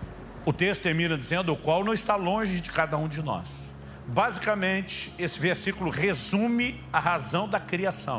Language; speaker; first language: Portuguese; native; Portuguese